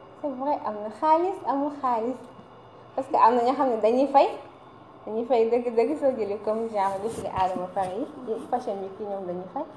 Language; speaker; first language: Wolof; native; Wolof